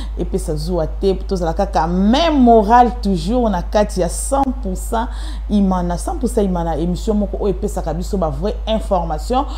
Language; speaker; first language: Lingala; native; Lingala